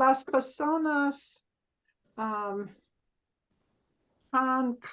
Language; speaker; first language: Spanish; non-native, learner; English